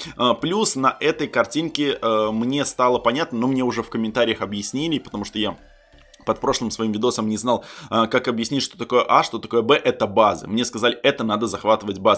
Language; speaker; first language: Russian; native; Russian